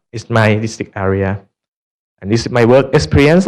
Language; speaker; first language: English; non-native, learner; Thai